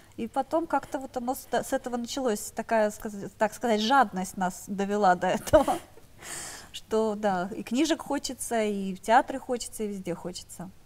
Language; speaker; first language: Russian; native; Russian